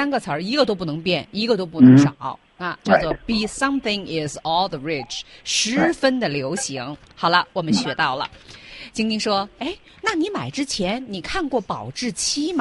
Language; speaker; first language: Chinese; native; Chinese